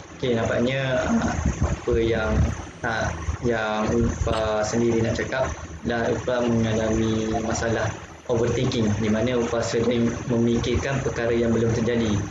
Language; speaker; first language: Malay; native; Malay